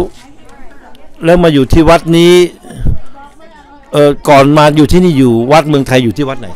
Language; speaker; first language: Thai; native; Thai